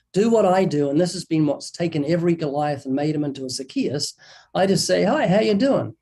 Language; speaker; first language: English; native; English